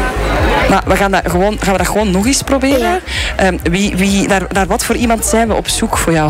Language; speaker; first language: Dutch; native; Dutch